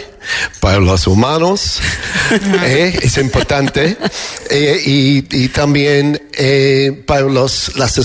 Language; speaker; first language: Spanish; non-native, learner; English